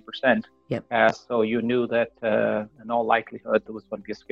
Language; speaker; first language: English; native; English